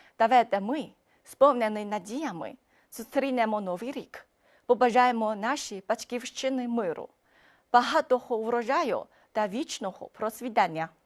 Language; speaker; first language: Ukrainian; non-native, fluent; Chinese